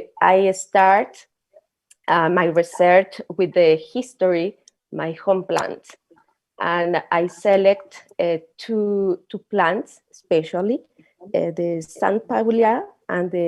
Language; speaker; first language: English; non-native, learner; Spanish